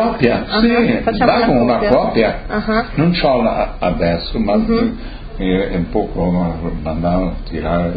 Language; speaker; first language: Italian; early bilingual, heritage; Portuguese